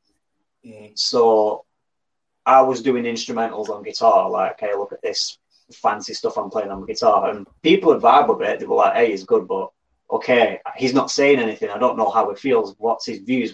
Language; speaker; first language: English; native; English